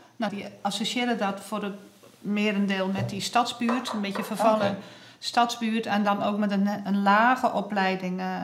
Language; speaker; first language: Dutch; native; Dutch